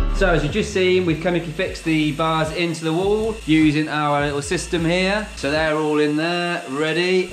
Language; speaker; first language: English; native; English